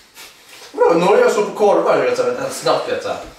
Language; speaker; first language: Swedish; native; Swedish